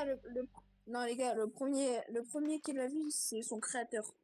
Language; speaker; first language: French; native; French